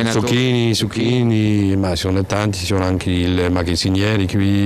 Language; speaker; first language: Italian; non-native, learner; Danish